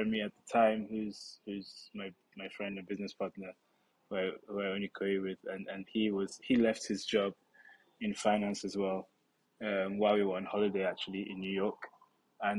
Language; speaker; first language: English; non-native, local second language; Yoruba